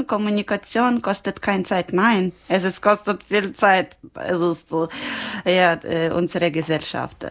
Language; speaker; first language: German; non-native, learner; Ukrainian